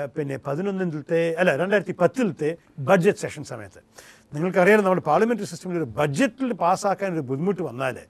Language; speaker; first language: Malayalam; early bilingual, heritage; Malayalam